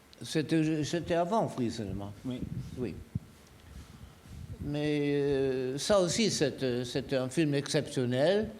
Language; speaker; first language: French; non-native, fluent; German